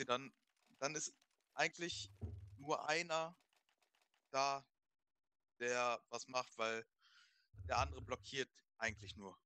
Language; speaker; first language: German; native; German